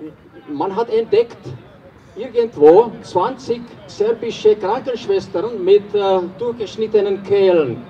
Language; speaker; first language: German; non-native, fluent; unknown